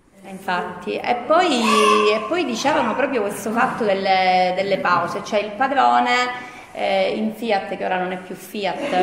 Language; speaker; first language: Italian; native; Italian